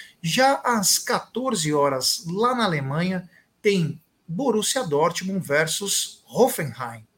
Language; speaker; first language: Portuguese; native; Portuguese